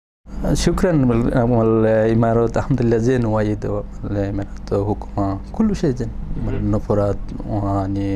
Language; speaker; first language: Arabic; non-native, learner; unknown